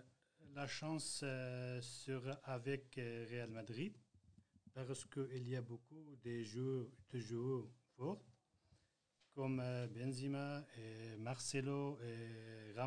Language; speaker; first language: French; non-native, learner; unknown